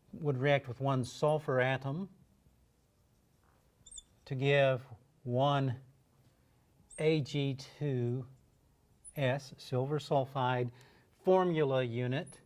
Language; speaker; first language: English; native; English